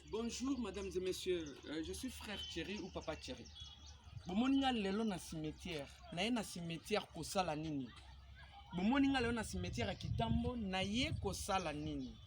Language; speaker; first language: Lingala; native; Lingala